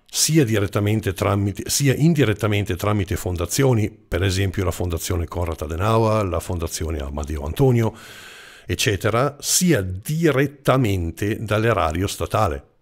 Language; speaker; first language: Italian; non-native, fluent; German